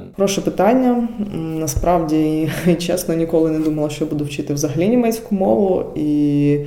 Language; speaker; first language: Ukrainian; native; Ukrainian